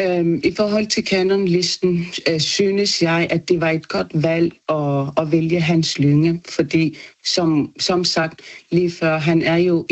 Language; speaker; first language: Danish; non-native, local second language; Kalaallisut